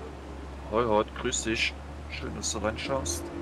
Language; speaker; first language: German; native; German